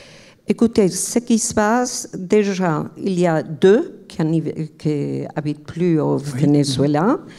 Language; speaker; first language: French; non-native, fluent; Spanish